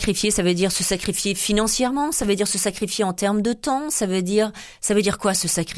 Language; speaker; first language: French; native; French